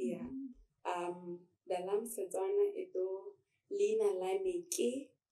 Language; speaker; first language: Indonesian; non-native, learner; Tswana